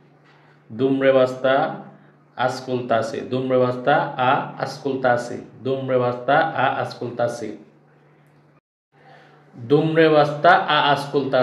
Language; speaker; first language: Romanian; non-native, learner; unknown